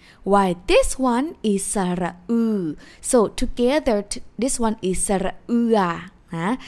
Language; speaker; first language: English; non-native, fluent; Thai